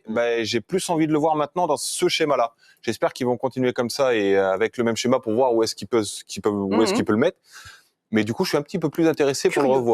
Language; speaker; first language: French; native; French